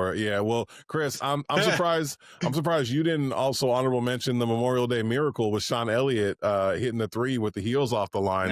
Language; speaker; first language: English; native; English